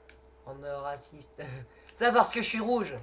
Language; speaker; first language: French; native; French